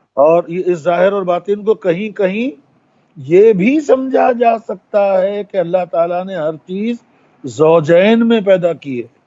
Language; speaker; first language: Urdu; native; Urdu